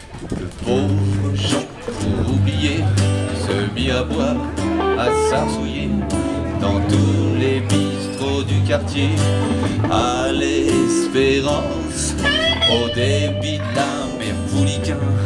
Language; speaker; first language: French; native; French